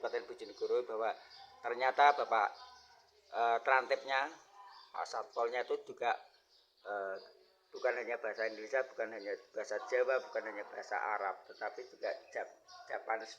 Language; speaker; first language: Indonesian; native; Indonesian